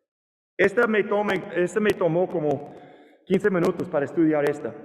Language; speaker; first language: Spanish; non-native, learner; English